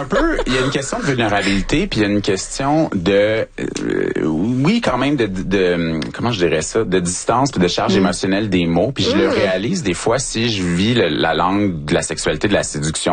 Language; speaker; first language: French; native; French